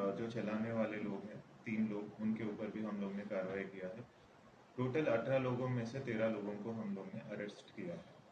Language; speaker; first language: Hindi; non-native, local second language; Marathi